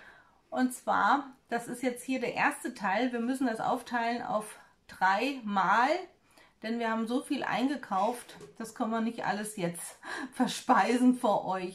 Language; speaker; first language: German; native; German